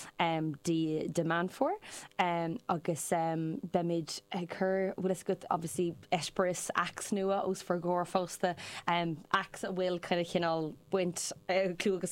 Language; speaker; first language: Irish; non-native, local second language; English